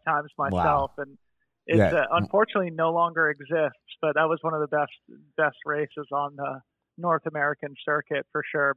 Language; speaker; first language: English; native; English